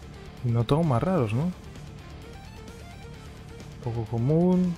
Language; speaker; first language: Spanish; native; Spanish